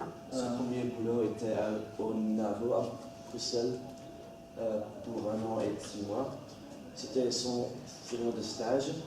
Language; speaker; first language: French; non-native, learner; Dutch